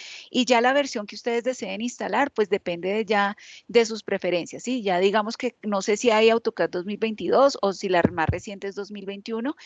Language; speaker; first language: Spanish; native; Spanish